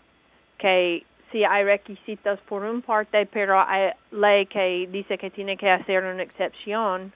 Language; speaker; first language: Spanish; non-native, learner; English